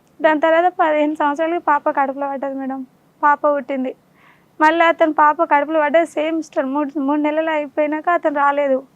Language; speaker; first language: Telugu; non-native, local second language; Urdu